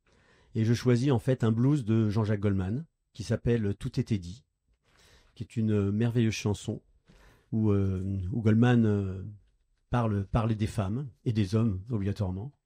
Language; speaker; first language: French; native; French